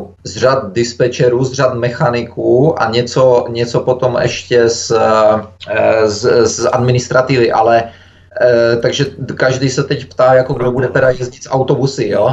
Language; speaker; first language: Czech; native; Czech